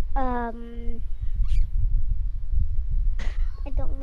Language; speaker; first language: English; non-native, learner; Vietnamese